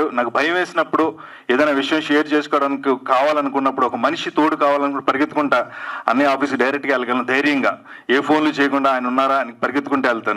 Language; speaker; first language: Telugu; native; Telugu